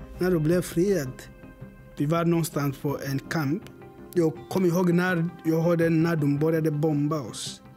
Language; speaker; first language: Swedish; non-native, learner; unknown